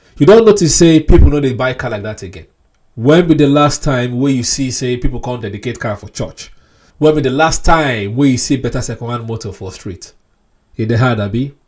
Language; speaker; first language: Nigerian Pidgin; non-native, local second language; Yoruba